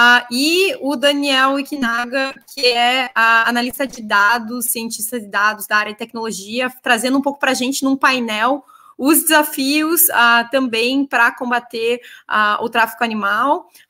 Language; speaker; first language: Portuguese; native; Portuguese